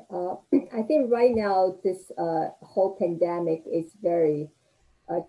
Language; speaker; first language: English; non-native, fluent; Chinese